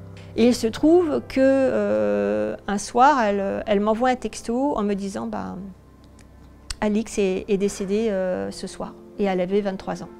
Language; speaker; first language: French; native; French